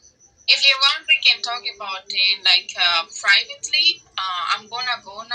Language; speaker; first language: English; non-native, fluent; Italian